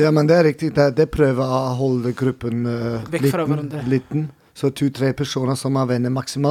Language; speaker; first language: Norwegian; non-native, learner; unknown